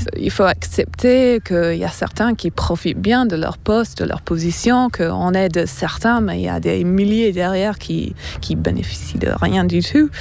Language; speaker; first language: French; non-native, fluent; English